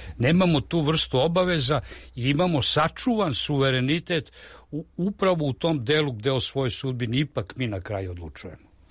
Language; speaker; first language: Serbian; native; Serbian